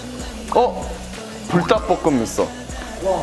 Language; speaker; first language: Korean; non-native, fluent; English